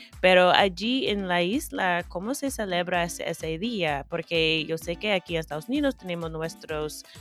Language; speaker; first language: Spanish; non-native, fluent; English